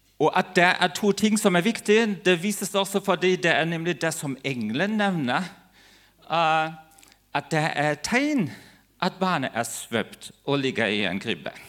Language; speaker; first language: Norwegian; non-native, fluent; German